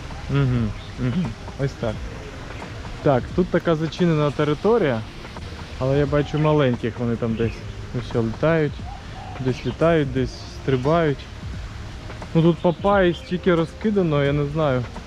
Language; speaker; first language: Ukrainian; non-native, local second language; Russian